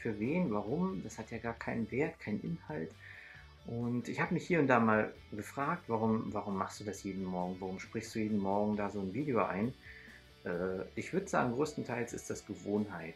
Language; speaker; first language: German; native; German